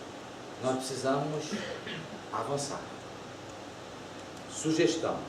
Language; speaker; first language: Portuguese; native; Portuguese